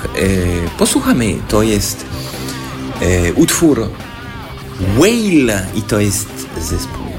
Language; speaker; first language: Polish; non-native, fluent; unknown